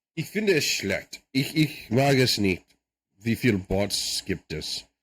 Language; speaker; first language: German; non-native, learner; English